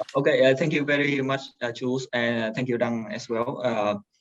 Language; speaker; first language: English; non-native, fluent; Vietnamese